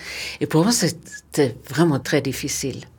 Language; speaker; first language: French; non-native, fluent; German